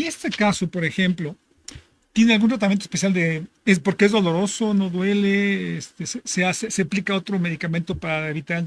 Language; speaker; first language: Spanish; native; Spanish